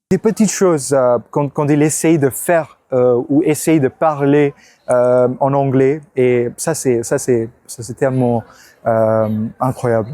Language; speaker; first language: French; non-native, learner; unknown